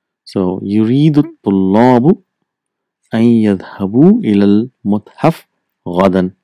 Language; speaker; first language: Arabic; non-native, fluent; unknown